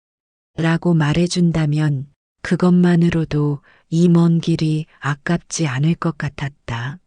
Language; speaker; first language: Korean; native; Korean